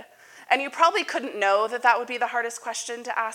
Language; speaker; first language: English; native; English